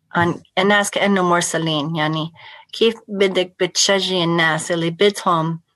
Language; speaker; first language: Arabic; non-native, fluent; English